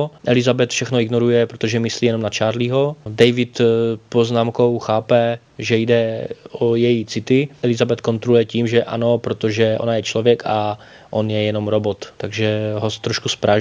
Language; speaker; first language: Czech; native; Czech